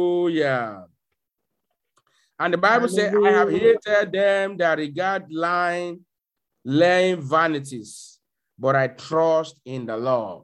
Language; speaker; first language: English; non-native, local second language; Yoruba